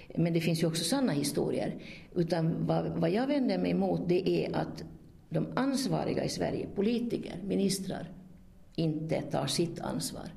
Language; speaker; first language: Swedish; native; Swedish